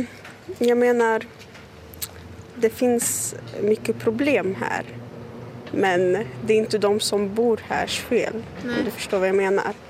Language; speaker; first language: Swedish; early bilingual, other home language; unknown